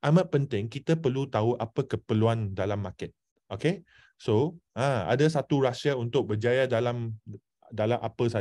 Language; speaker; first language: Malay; non-native, local second language; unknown